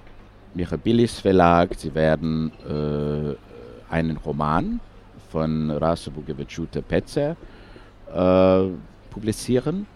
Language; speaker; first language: German; non-native, fluent; English